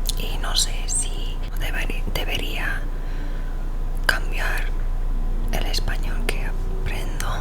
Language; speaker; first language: Spanish; non-native, learner; English